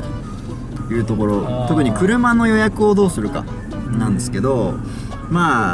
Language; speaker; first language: Japanese; native; Japanese